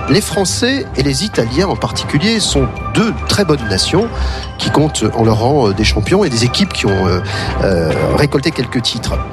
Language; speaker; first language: French; native; French